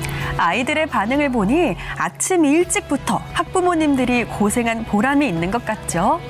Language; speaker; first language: Korean; native; Korean